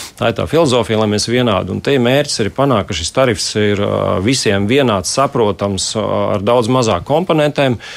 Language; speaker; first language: Latvian; native; Latvian